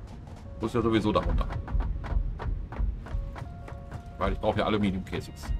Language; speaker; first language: German; native; German